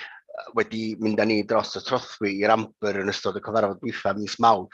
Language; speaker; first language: Welsh; native; Welsh